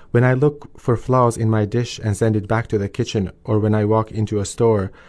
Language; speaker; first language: English; early bilingual, other home language; Albanian